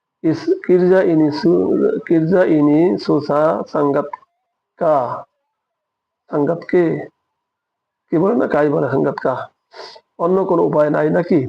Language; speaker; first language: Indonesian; non-native, fluent; Bangla